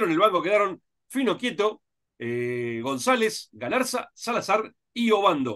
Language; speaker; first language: Spanish; native; Spanish